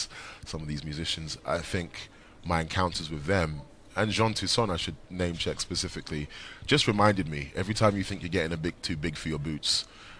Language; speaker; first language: English; native; English